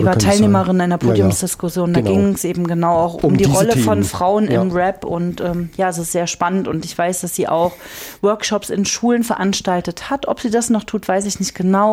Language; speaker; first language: German; native; German